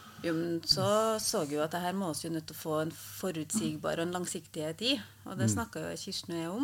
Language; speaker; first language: Norwegian; native; Norwegian